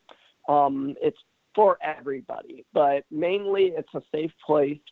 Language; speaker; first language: English; native; English